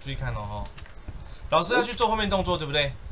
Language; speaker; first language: Chinese; native; Chinese